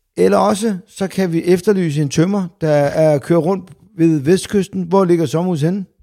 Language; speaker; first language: Danish; native; Danish